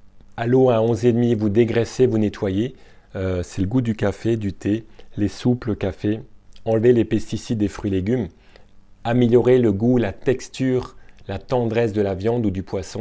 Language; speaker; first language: French; native; French